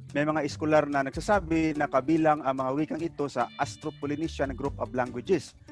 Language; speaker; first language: Filipino; non-native, local second language; Cebuano